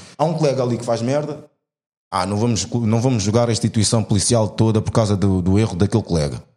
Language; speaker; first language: Portuguese; native; Portuguese